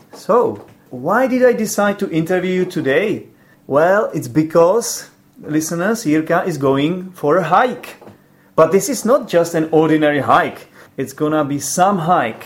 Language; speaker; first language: English; non-native, fluent; Czech